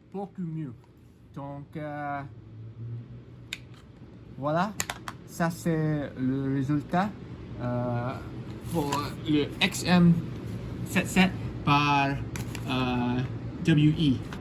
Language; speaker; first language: French; non-native, learner; English